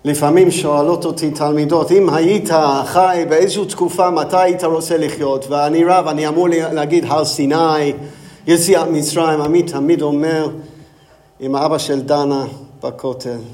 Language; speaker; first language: Hebrew; non-native, fluent; English